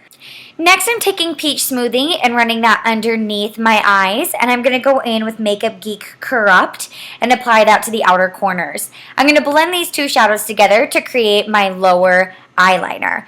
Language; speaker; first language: English; native; English